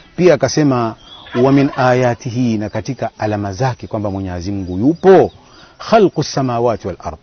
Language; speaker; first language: Swahili; native; Swahili